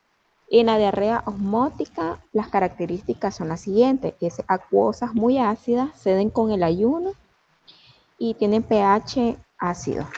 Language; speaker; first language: Spanish; native; Spanish